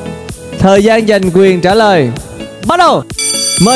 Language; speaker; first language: Vietnamese; native; Vietnamese